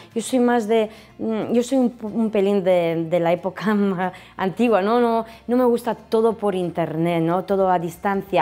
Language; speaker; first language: Spanish; non-native, fluent; Romanian